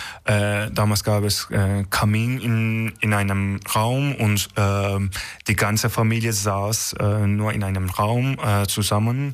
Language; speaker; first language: German; non-native, learner; Turkish